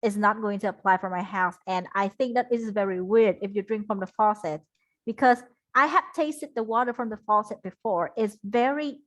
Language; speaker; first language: English; non-native, fluent; Vietnamese